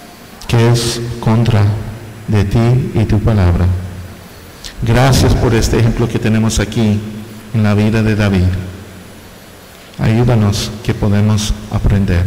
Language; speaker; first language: Spanish; non-native, fluent; English